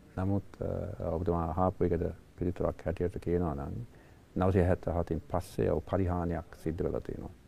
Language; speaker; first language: Sinhala; non-native, fluent; English